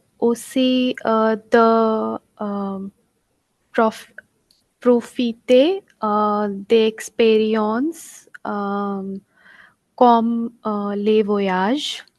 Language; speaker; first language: French; non-native, learner; Hindi